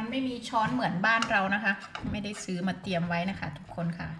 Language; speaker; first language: Thai; native; Thai